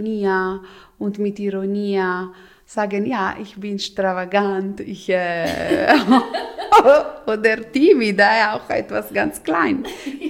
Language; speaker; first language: German; non-native, local second language; Italian